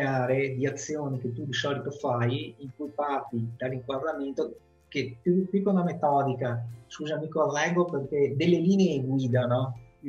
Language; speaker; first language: Italian; native; Italian